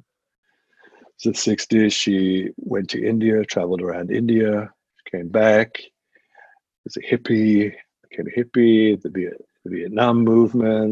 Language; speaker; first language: English; native; English